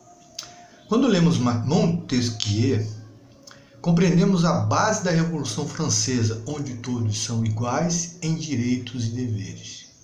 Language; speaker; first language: Portuguese; native; Portuguese